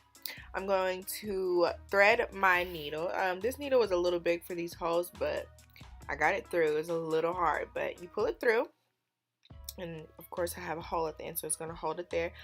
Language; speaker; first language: English; native; English